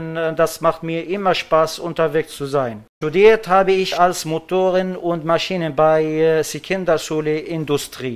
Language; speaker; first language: German; non-native, learner; Arabic